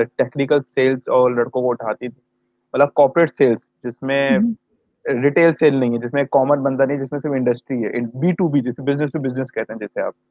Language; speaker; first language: Urdu; native; Urdu